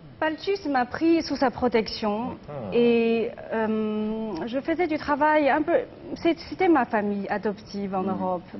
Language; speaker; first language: French; non-native, fluent; Chinese